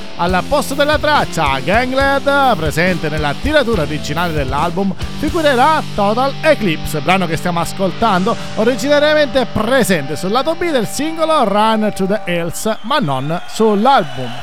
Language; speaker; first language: Italian; native; Italian